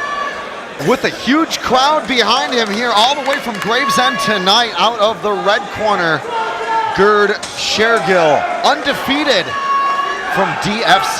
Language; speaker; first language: English; native; English